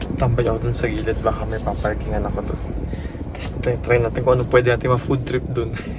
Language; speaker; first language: Filipino; native; Filipino